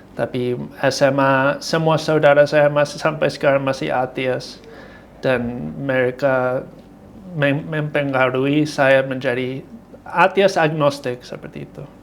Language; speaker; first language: Indonesian; non-native, fluent; English